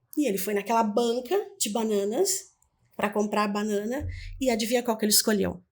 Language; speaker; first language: Portuguese; native; Portuguese